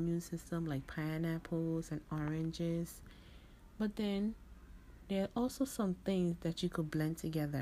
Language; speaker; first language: English; non-native, local second language; Akan